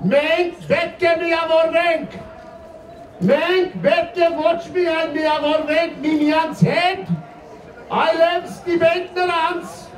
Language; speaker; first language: Armenian; early bilingual, heritage; Armenian